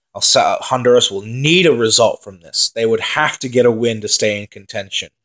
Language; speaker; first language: English; native; English